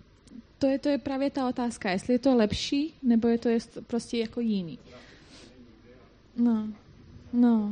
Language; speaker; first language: Czech; non-native, fluent; Croatian